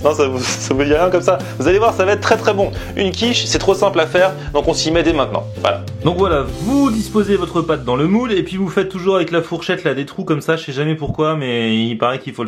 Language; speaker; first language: French; native; French